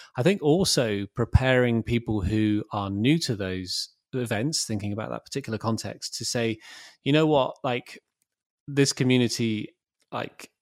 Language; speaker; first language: English; native; English